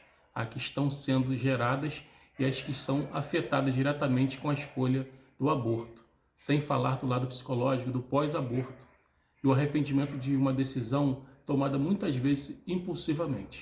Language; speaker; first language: Portuguese; native; Portuguese